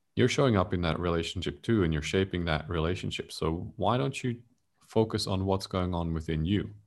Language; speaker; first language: English; non-native, fluent; German